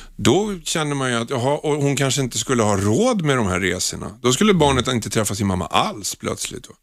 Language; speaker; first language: Swedish; native; Swedish